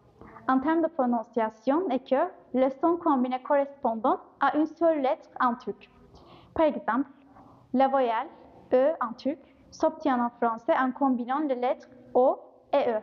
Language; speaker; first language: French; non-native, fluent; Turkish